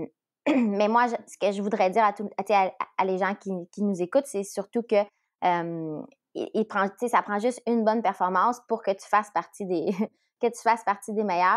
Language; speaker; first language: French; native; French